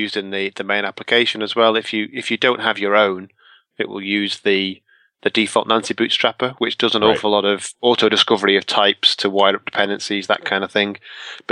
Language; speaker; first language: English; native; English